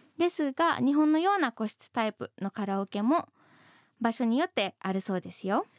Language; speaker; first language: Japanese; non-native, fluent; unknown